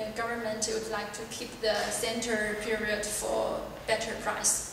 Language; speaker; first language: English; non-native, learner; Chinese